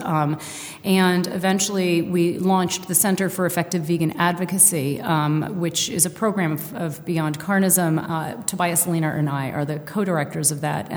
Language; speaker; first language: English; native; English